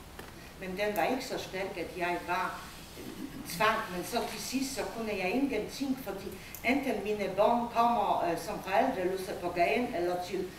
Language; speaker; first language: Danish; non-native, fluent; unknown